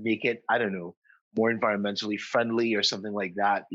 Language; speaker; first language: English; native; English